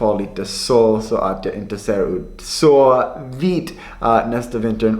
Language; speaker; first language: Swedish; non-native, learner; English